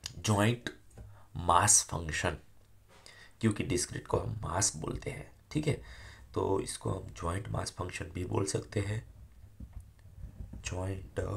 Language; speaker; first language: Hindi; non-native, local second language; Gujarati